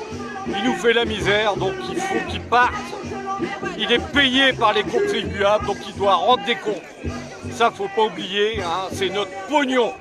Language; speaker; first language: French; native; French